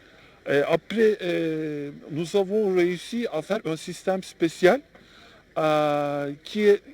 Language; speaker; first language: French; non-native, learner; Turkish